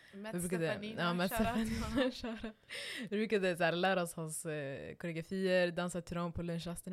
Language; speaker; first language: Swedish; non-native, local second language; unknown